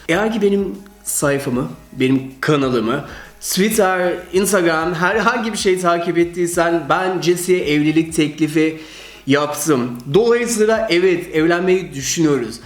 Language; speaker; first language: Turkish; early bilingual, heritage; Turkish